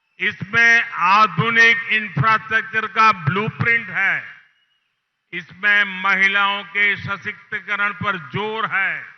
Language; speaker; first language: Hindi; non-native, local second language; Gujarati